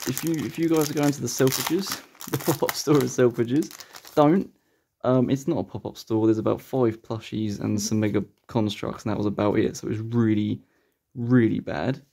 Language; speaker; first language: English; native; English